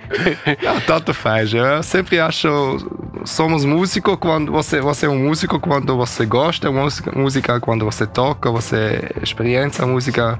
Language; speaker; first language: Portuguese; early bilingual, heritage; German